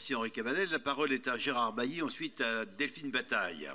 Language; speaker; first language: French; native; French